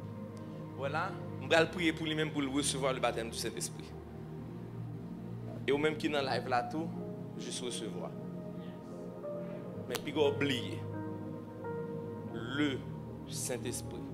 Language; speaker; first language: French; non-native, local second language; Haitian Creole